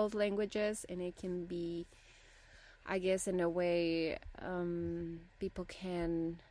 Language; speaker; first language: English; non-native, fluent; Spanish